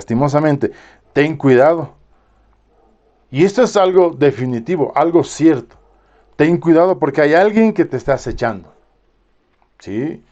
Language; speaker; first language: Spanish; native; Spanish